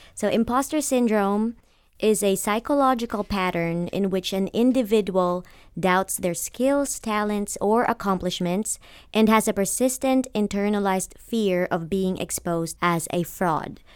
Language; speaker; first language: English; non-native, local second language; Filipino